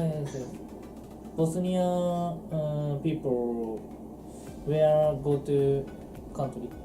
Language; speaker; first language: English; non-native, learner; Japanese